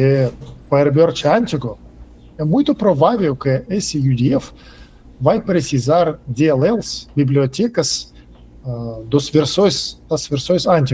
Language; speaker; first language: Portuguese; non-native, fluent; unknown